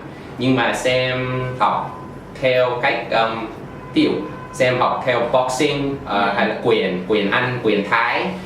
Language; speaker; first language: Vietnamese; non-native, fluent; English